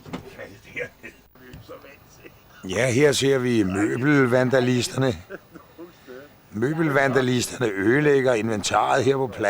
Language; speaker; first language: Danish; native; Danish